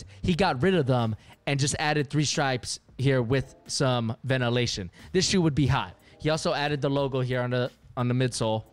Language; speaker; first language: English; native; English